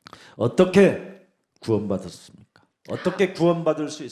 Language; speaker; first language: Korean; native; Korean